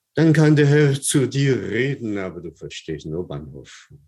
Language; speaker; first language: German; non-native, fluent; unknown